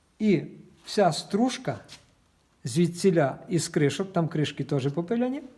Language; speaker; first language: Ukrainian; native; Ukrainian